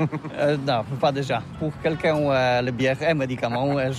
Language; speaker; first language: French; non-native, learner; Polish